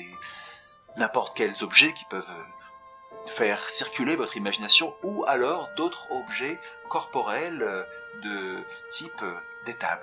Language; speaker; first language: French; native; French